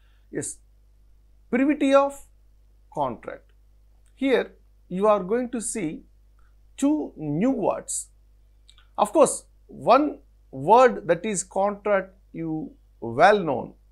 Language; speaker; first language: English; non-native, local second language; Telugu